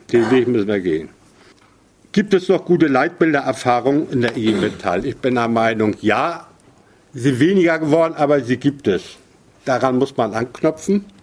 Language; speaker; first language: German; native; German